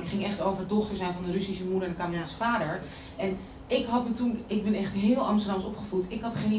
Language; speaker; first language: Dutch; native; Dutch